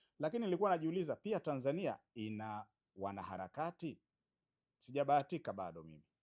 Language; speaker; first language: Swahili; native; Swahili